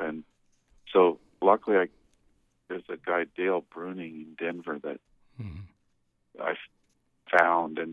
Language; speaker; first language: English; native; English